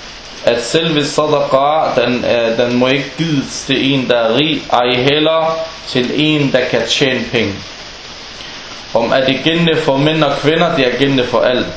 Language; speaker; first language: Danish; non-native, local second language; Arabic